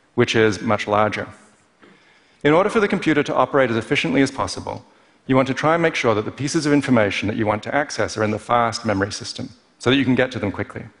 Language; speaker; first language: English; native; English